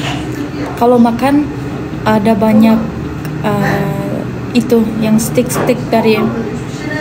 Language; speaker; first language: Indonesian; non-native, learner; Turkish